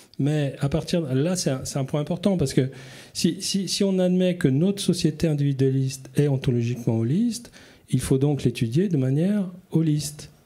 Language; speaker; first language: French; native; French